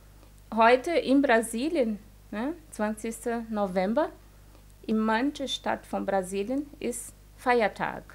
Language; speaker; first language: German; non-native, fluent; Portuguese